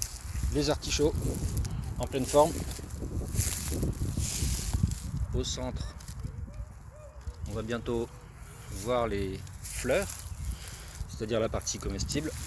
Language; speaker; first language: French; native; French